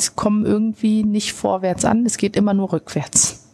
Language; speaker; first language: German; native; German